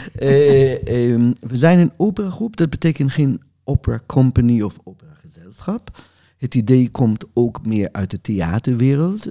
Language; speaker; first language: Dutch; non-native, fluent; Hebrew